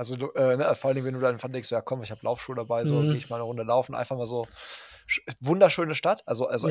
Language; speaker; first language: German; native; German